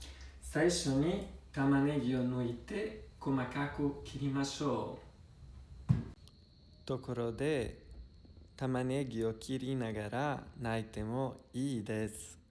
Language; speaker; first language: Japanese; non-native, learner; Italian